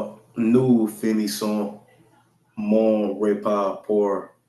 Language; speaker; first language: French; non-native, learner; English